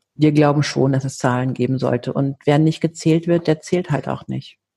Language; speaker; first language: German; early bilingual, heritage; Greek